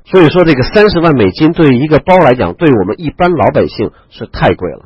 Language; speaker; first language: Chinese; native; Chinese